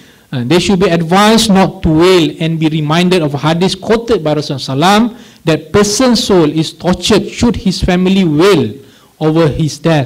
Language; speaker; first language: English; non-native, local second language; Malay